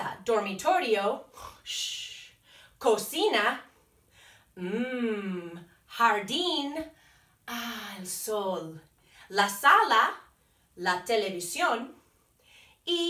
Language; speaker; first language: Spanish; non-native, fluent; English